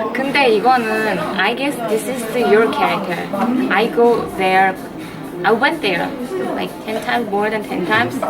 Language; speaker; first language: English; non-native, fluent; Korean